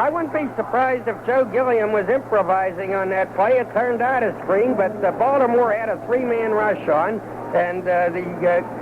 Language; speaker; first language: English; native; English